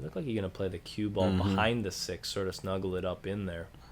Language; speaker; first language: English; native; English